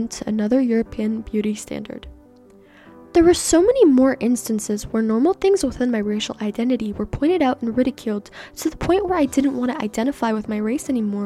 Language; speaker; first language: English; early bilingual, other home language; Persian